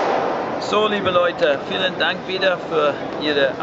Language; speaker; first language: German; non-native, fluent; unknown